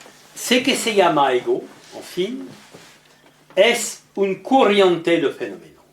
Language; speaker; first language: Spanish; non-native, learner; French